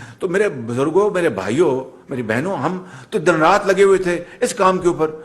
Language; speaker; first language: Urdu; non-native, local second language; Punjabi